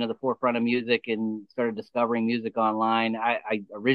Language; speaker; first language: English; native; English